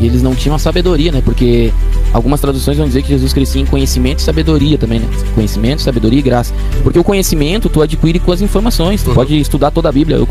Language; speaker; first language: Portuguese; native; Portuguese